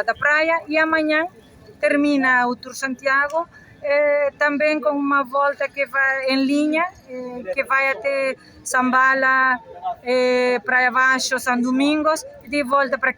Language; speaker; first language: Portuguese; non-native, local second language; Kabuverdianu